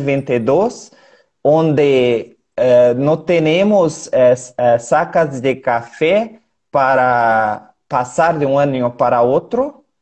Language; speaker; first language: Spanish; non-native, learner; Portuguese